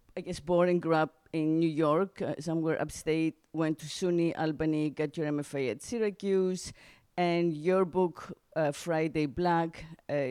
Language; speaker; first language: English; non-native, fluent; Greek